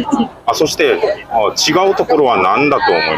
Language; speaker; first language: Japanese; non-native, fluent; Korean